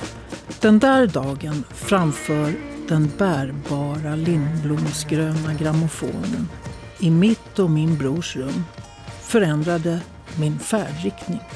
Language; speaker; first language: Swedish; native; Swedish